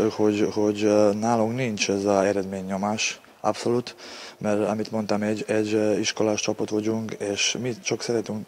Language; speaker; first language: Hungarian; non-native, learner; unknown